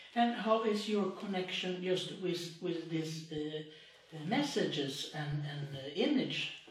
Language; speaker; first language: English; non-native, fluent; Swedish